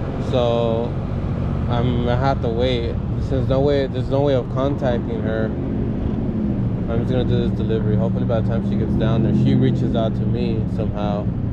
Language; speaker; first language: English; early bilingual, other home language; Spanish